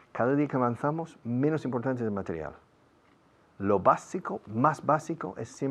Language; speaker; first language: Spanish; non-native, fluent; English